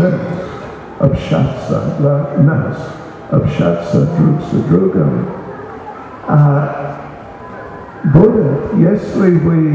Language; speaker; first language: Russian; non-native, learner; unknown